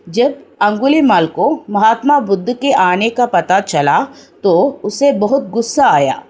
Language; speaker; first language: Hindi; non-native, local second language; Malayalam